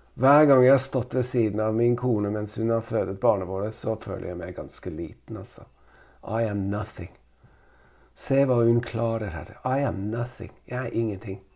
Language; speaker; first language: Norwegian; non-native, fluent; Italian